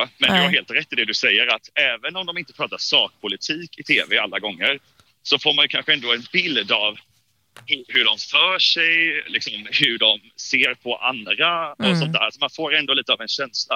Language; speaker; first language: Swedish; native; Swedish